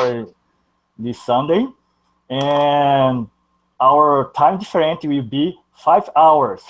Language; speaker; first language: English; non-native, learner; Portuguese